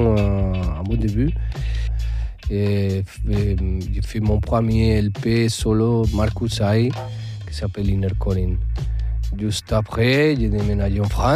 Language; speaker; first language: French; non-native, fluent; Spanish